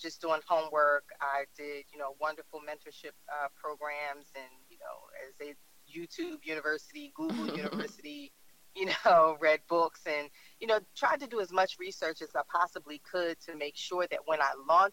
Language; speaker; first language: English; native; English